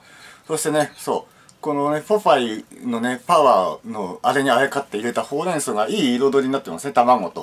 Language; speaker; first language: Japanese; native; Japanese